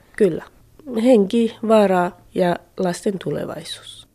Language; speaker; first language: Finnish; non-native, learner; Central Kurdish